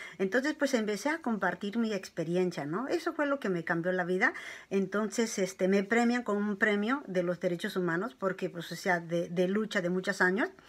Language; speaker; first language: Spanish; non-native, local second language; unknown